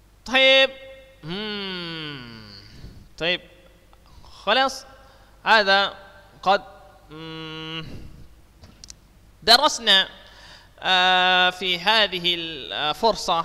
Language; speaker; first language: Arabic; non-native, fluent; Indonesian